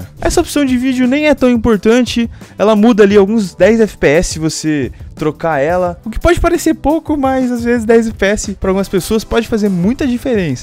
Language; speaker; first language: Portuguese; native; Portuguese